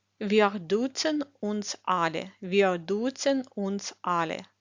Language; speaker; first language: German; non-native, fluent; Ukrainian